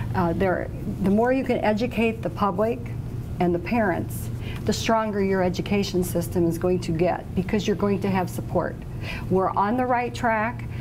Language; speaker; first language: English; native; English